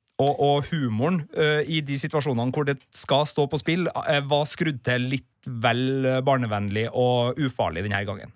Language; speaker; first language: Norwegian; native; Norwegian